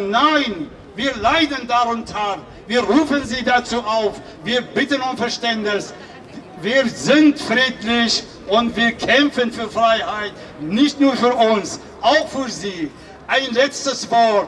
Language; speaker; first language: German; non-native, fluent; Kurdish